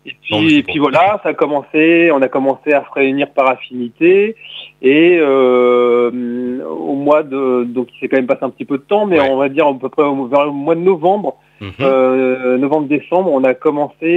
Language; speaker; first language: French; native; French